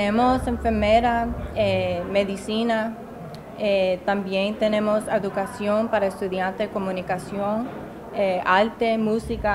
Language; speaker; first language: Spanish; early bilingual, heritage; Spanish